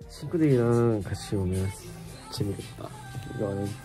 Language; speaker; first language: Korean; non-native, fluent; Thai